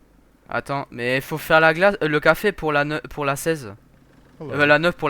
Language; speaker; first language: French; native; French